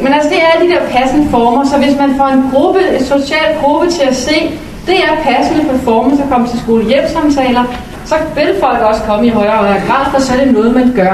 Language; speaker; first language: Danish; native; Danish